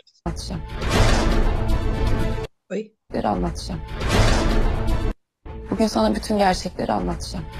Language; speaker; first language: Turkish; non-native, learner; Ukrainian